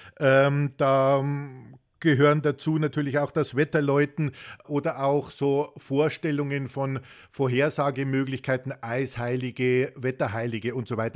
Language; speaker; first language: German; native; German